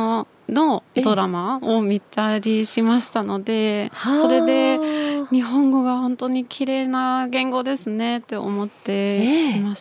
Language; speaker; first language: Japanese; non-native, fluent; German